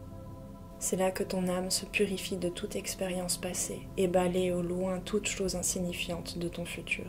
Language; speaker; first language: French; native; French